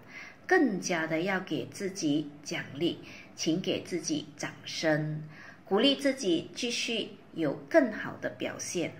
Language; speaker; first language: Chinese; native; Chinese